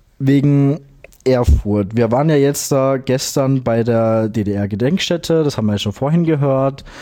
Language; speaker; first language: German; native; German